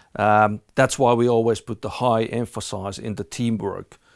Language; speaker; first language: English; non-native, fluent; Finnish